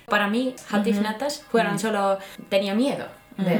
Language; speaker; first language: Spanish; non-native, fluent; Finnish